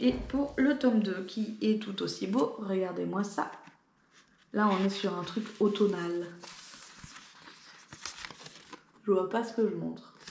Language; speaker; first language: French; native; French